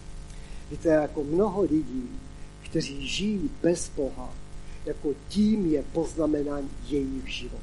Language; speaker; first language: Czech; non-native, local second language; Polish